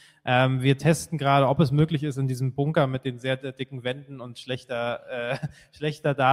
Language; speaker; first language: German; native; German